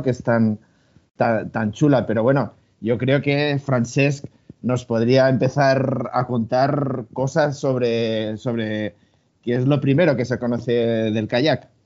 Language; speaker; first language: Spanish; native; Spanish